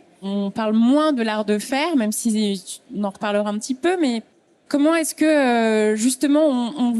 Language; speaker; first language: French; native; French